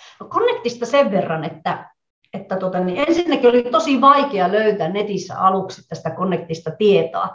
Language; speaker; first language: Finnish; native; Finnish